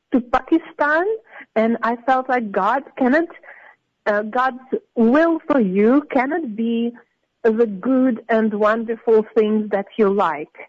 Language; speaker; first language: English; non-native, fluent; Russian